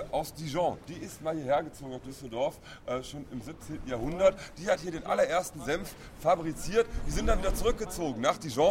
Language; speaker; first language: German; native; German